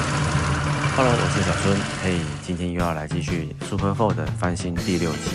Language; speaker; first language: Chinese; native; Chinese